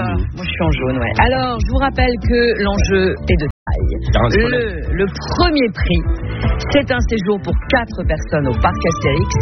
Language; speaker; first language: French; native; French